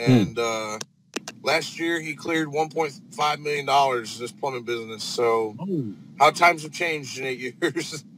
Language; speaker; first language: English; native; English